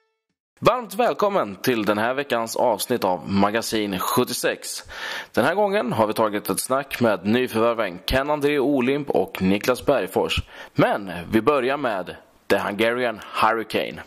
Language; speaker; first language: Swedish; native; Swedish